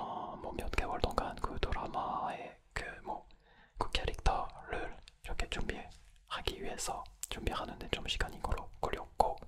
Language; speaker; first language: Korean; non-native, fluent; French